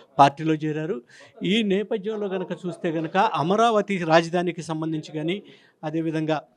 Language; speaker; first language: Telugu; native; Telugu